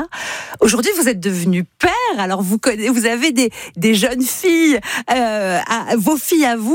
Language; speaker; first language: French; native; French